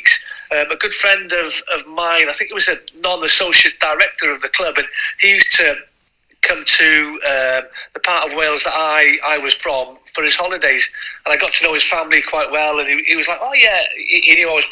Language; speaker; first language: English; non-native, local second language; Welsh